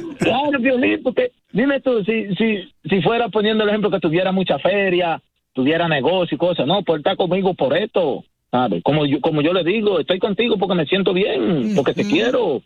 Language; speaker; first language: Spanish; native; Spanish